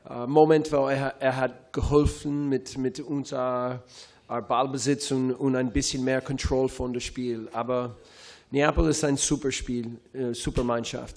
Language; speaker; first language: German; non-native, learner; English